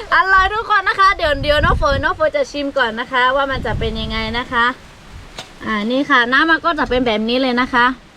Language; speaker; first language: Thai; non-native, local second language; Lahu